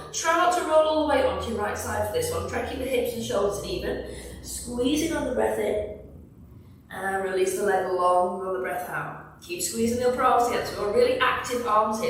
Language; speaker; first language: English; native; English